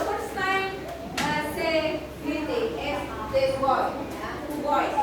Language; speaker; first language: English; non-native, learner; Indonesian